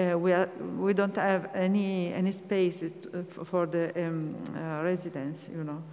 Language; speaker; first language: English; non-native, learner; Italian